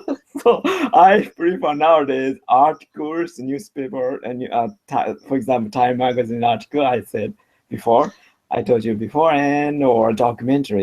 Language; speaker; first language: English; non-native, learner; Japanese